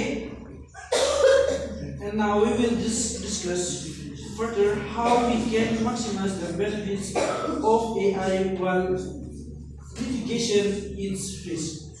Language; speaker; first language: English; non-native, learner; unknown